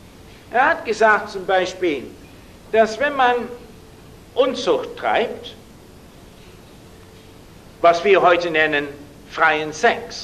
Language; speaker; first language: German; non-native, fluent; English